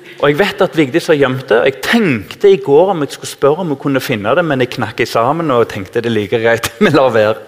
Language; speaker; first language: Norwegian; native; Norwegian